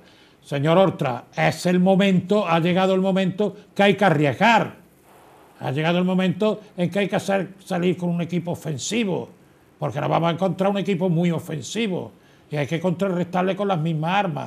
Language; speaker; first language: Spanish; native; Spanish